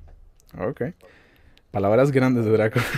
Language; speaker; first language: Spanish; native; Spanish